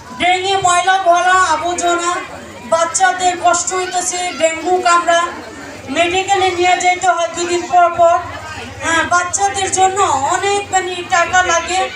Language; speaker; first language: Bangla; non-native, local second language; Urdu